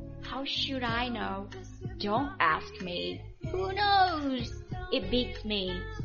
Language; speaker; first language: English; non-native, fluent; Chinese